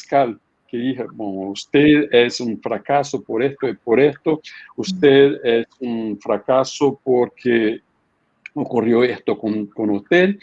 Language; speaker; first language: Spanish; non-native, fluent; Portuguese